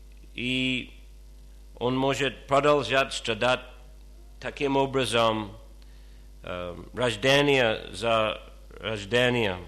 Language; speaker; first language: Russian; non-native, fluent; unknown